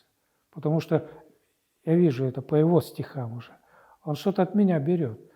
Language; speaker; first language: Russian; native; Russian